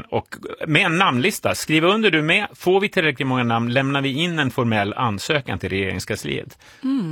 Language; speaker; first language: Swedish; native; Swedish